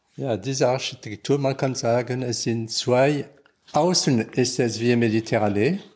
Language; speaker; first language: German; non-native, local second language; French